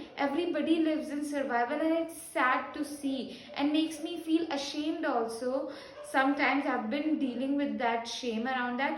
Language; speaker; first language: English; non-native, local second language; Hindi